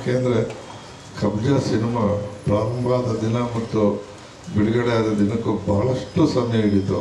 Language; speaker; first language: Kannada; native; Kannada